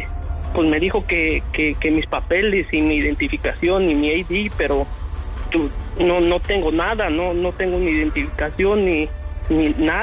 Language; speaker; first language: Spanish; native; Spanish